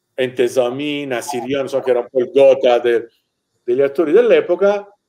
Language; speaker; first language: Italian; non-native, fluent; Persian